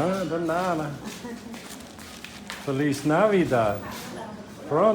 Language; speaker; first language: Spanish; non-native, learner; English